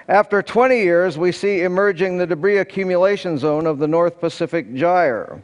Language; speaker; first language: English; native; English